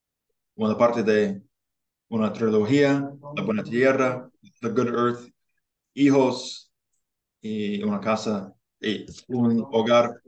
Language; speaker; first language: Spanish; non-native, learner; English